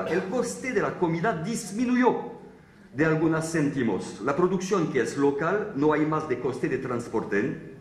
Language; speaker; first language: Spanish; non-native, fluent; French